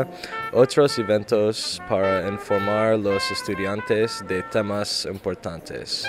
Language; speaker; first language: Spanish; non-native, learner; English